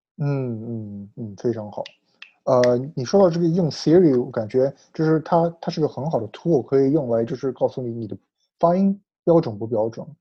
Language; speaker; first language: Chinese; early bilingual, heritage; Chinese